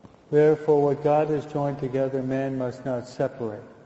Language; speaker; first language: English; native; English